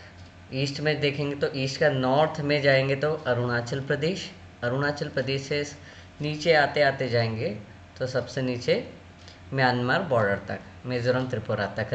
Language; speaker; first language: Hindi; native; Hindi